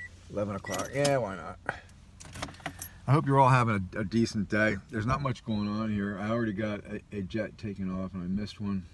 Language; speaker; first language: English; native; English